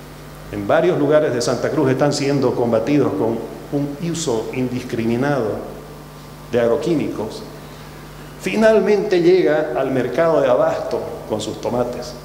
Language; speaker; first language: Spanish; native; Spanish